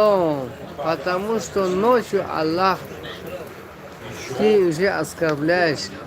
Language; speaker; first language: Russian; non-native, fluent; Tajik